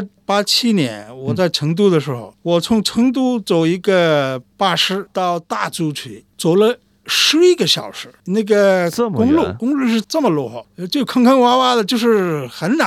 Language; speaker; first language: Chinese; non-native, fluent; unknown